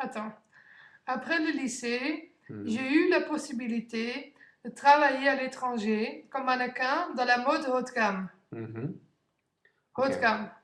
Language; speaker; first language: French; non-native, fluent; Dutch